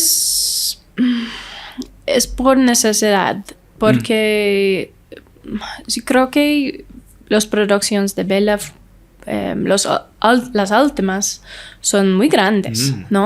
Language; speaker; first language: Spanish; non-native, learner; English